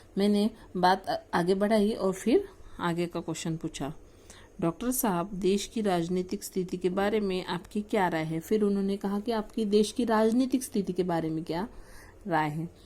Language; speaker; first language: Hindi; non-native, local second language; Marathi